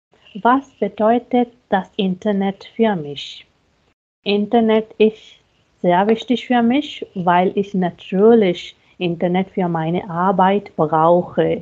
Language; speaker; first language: German; non-native, fluent; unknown